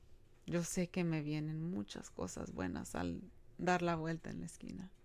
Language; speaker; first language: Spanish; early bilingual, other home language; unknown